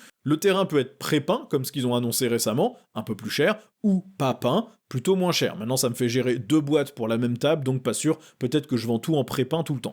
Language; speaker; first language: French; native; French